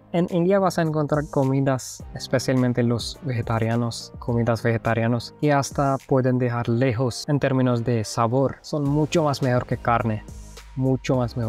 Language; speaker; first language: Spanish; non-native, fluent; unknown